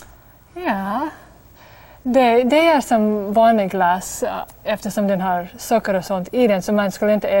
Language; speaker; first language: Swedish; non-native, fluent; English